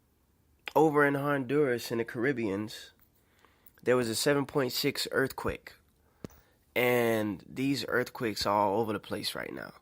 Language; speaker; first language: English; native; English